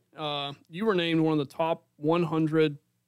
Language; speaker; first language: English; native; English